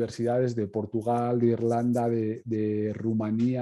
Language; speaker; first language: Spanish; native; Spanish